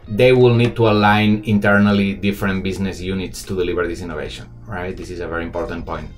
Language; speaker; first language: English; non-native, fluent; Spanish